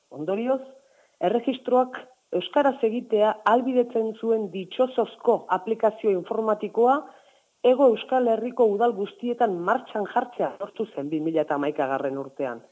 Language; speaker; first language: Basque; native; Basque